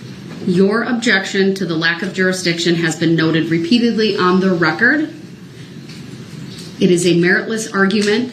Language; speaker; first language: English; native; English